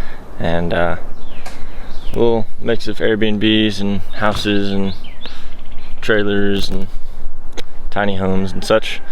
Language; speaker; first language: English; native; English